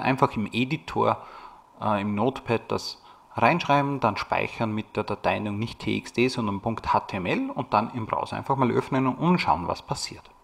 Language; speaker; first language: German; native; German